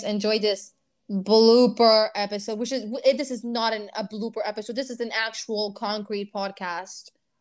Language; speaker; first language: English; non-native, fluent; Spanish